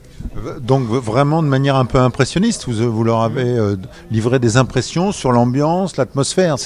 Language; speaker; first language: French; native; French